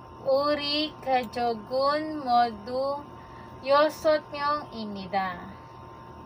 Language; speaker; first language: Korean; non-native, learner; Filipino